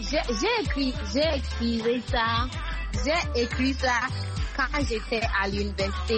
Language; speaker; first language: French; non-native, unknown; Akan